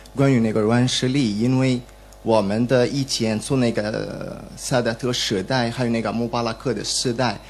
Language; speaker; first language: Chinese; non-native, learner; Arabic